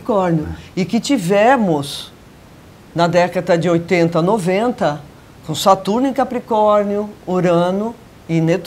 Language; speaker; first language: Portuguese; native; Portuguese